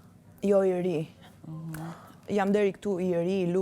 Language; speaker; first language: Albanian; non-native, learner; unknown